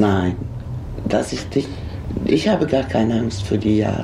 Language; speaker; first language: German; non-native, fluent; Swedish